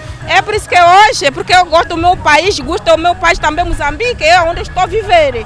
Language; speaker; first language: Portuguese; non-native, learner; Kinyarwanda